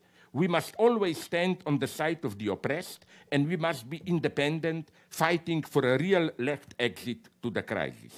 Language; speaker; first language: English; non-native, fluent; Slovenian